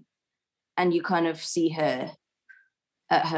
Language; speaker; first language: English; native; English